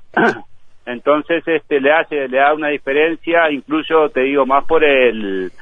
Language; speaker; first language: Spanish; native; Spanish